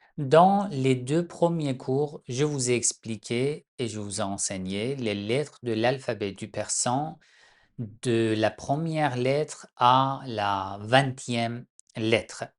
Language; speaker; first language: French; non-native, fluent; Persian